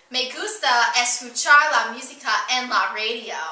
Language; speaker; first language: Spanish; non-native, learner; English